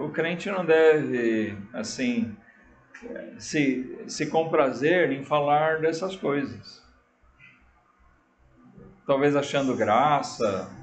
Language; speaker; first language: Portuguese; native; Portuguese